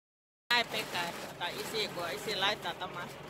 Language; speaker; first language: Finnish; non-native, learner; Thai